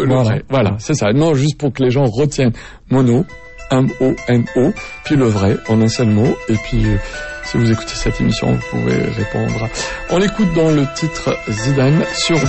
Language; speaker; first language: French; native; French